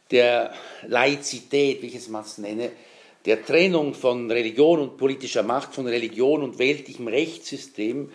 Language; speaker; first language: German; native; German